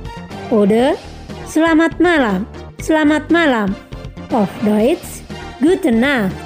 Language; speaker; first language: German; non-native, fluent; Indonesian